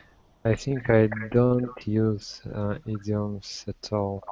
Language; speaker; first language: English; non-native, learner; Russian